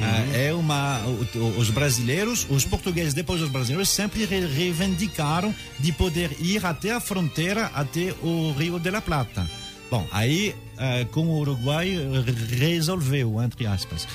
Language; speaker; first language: Portuguese; non-native, fluent; French